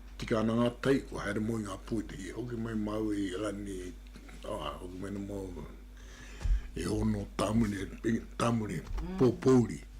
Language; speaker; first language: Māori; native; Māori